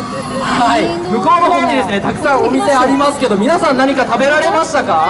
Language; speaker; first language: Japanese; native; Japanese